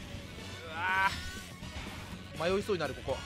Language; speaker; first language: Japanese; native; Japanese